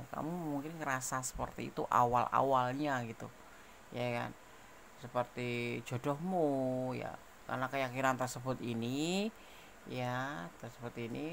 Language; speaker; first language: Indonesian; native; Indonesian